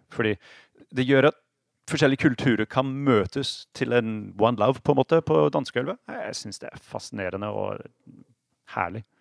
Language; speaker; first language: Norwegian; non-native, fluent; English